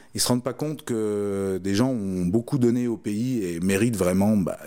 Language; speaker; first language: French; native; French